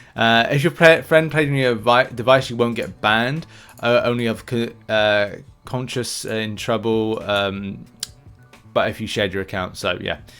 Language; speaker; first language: English; native; English